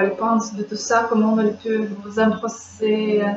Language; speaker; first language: French; non-native, fluent; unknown